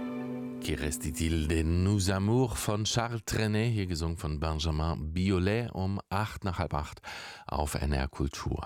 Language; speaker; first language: German; native; German